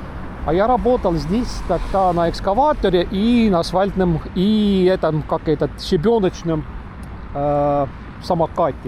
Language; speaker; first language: Russian; non-native, local second language; Estonian